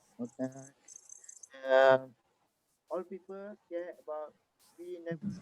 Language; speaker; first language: English; non-native, local second language; Malay